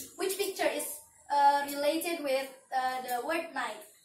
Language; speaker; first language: English; non-native, fluent; Indonesian